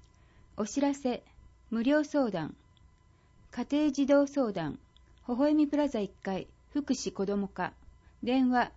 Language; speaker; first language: Japanese; native; Japanese